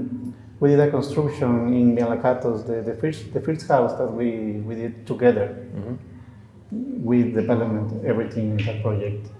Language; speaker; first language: English; non-native, learner; Spanish